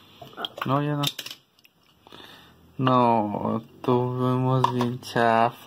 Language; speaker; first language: Spanish; native; Spanish